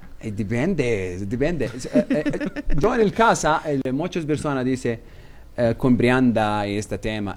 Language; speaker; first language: Spanish; non-native, learner; Arabic